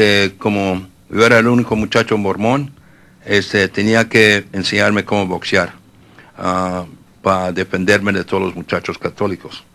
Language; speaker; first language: Spanish; early bilingual, heritage; Spanish